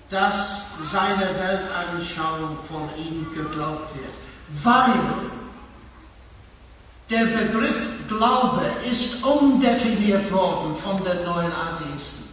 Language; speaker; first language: German; non-native, fluent; English